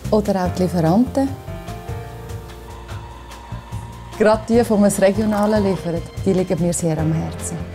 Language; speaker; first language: German; native; German